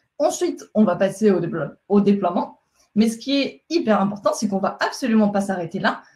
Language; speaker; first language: French; non-native, fluent; Spanish